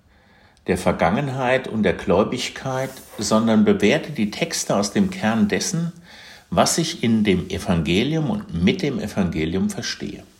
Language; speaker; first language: German; native; German